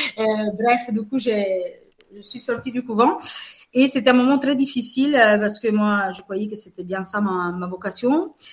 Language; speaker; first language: French; non-native, fluent; Italian